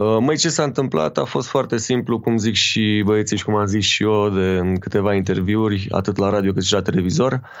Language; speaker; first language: Romanian; native; Romanian